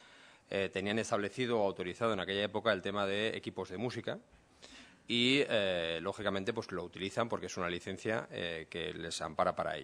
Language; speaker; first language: Spanish; native; Spanish